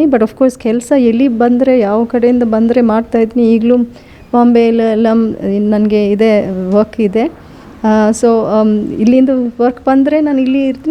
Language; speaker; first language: Kannada; non-native, learner; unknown